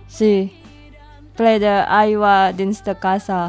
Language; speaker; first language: Catalan; non-native, learner; Indonesian